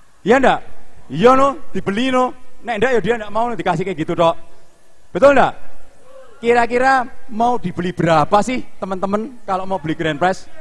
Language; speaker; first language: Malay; non-native, local second language; Javanese